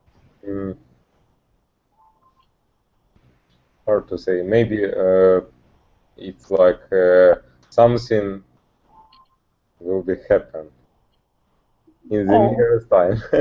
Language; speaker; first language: English; non-native, learner; Russian